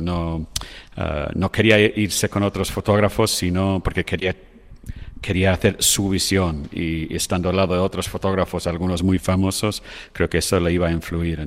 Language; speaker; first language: Spanish; non-native, fluent; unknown